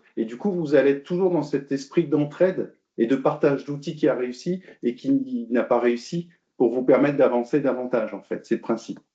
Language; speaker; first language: French; native; French